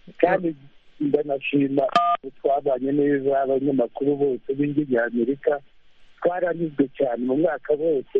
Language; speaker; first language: Kinyarwanda; native; Kinyarwanda